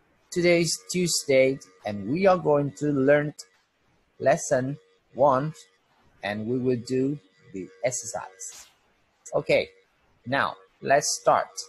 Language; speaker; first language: English; non-native, fluent; Vietnamese